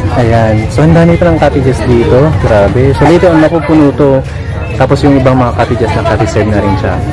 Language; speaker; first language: Filipino; native; Filipino